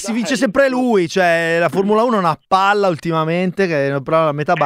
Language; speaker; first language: Italian; native; Italian